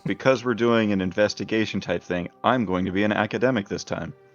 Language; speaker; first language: English; native; English